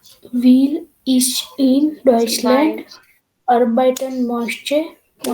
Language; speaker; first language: German; non-native, learner; Hindi